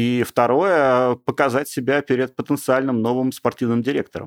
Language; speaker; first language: Russian; native; Russian